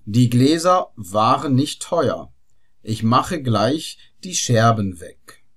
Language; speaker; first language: German; non-native, fluent; Arabic